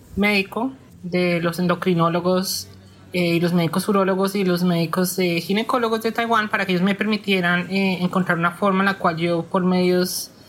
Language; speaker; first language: Spanish; native; Spanish